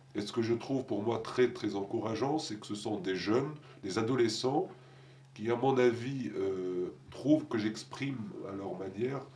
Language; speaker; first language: French; non-native, local second language; Arabic